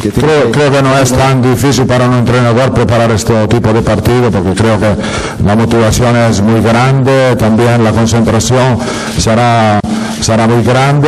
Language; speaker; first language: Spanish; non-native, fluent; Italian